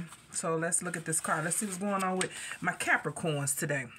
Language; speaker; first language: English; native; English